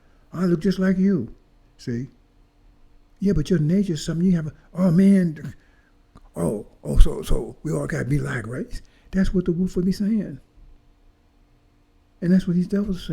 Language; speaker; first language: English; native; English